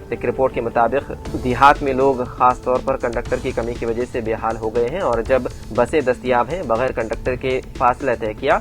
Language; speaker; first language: Urdu; native; Urdu